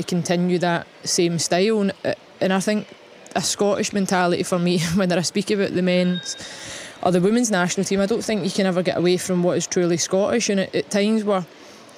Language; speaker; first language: English; native; English